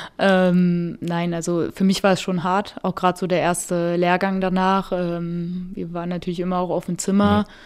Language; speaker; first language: German; native; German